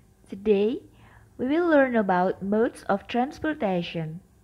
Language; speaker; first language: English; non-native, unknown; Indonesian